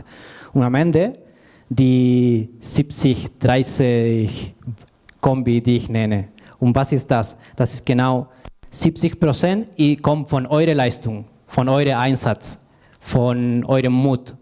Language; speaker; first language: German; non-native, fluent; Spanish